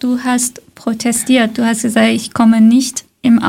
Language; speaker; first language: German; non-native, fluent; Persian